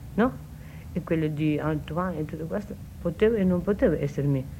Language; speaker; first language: Italian; non-native, fluent; Russian